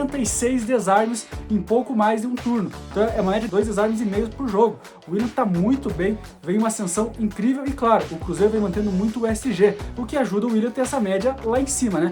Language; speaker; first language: Portuguese; native; Portuguese